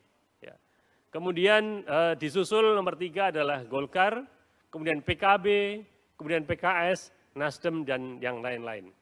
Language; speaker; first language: Indonesian; native; Indonesian